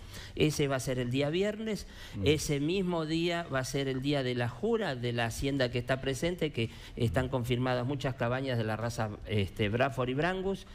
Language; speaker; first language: Spanish; native; Spanish